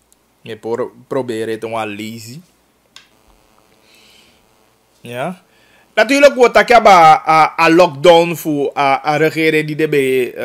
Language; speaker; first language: Dutch; non-native, local second language; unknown